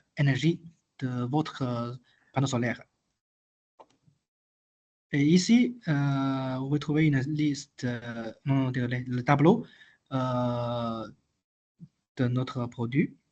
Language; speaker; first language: French; non-native, learner; Chinese